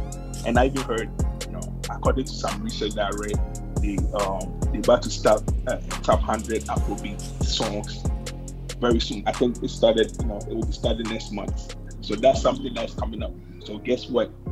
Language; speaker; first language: English; non-native, local second language; Akan